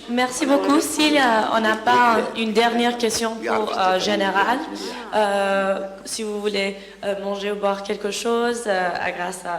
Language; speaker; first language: French; non-native, learner; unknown